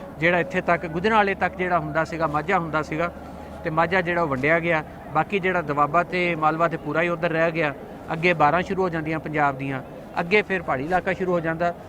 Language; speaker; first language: Punjabi; native; Punjabi